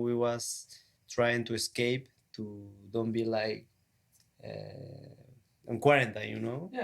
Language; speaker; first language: English; non-native, learner; Spanish